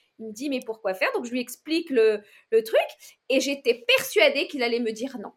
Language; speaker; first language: French; non-native, local second language; Arabic